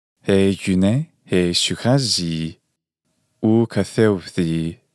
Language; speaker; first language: Greek; non-native, fluent; English